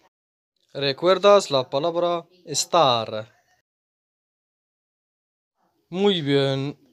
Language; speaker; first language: Spanish; non-native, fluent; Arabic